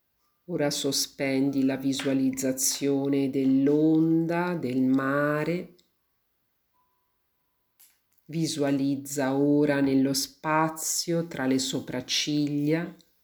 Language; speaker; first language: Italian; native; Italian